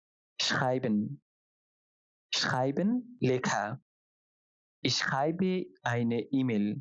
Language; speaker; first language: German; non-native, fluent; Bangla